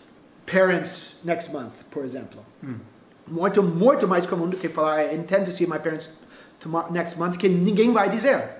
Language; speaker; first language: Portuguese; non-native, fluent; English